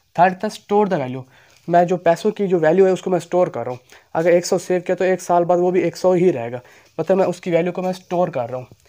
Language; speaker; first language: Urdu; non-native, local second language; Punjabi